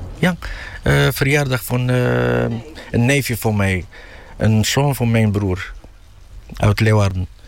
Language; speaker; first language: Dutch; non-native, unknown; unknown